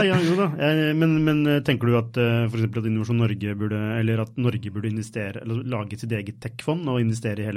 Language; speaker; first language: Norwegian; native; Norwegian